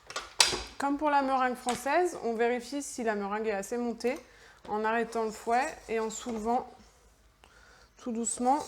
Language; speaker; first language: French; native; French